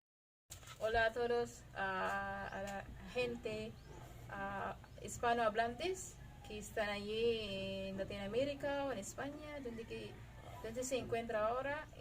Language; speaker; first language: Spanish; non-native, learner; Filipino